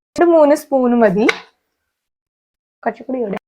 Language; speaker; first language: Malayalam; non-native, learner; Hindi